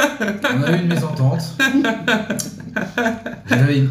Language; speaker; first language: French; native; French